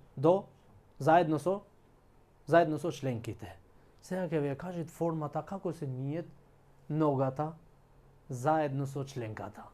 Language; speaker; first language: Macedonian; non-native, local second language; Albanian